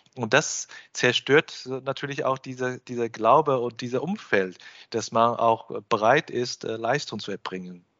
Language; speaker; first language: German; non-native, fluent; Chinese